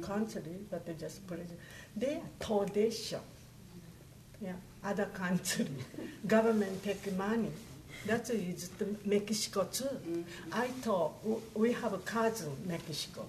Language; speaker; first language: English; non-native, learner; Japanese